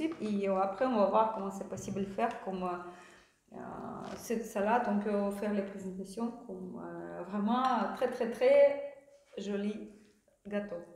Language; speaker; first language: French; non-native, learner; Russian